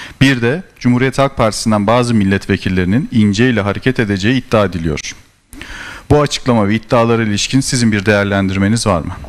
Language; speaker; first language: Turkish; native; Turkish